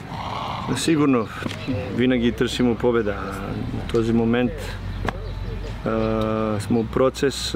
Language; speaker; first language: Bulgarian; non-native, learner; Serbian